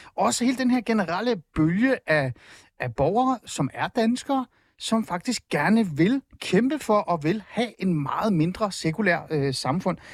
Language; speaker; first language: Danish; early bilingual, other home language; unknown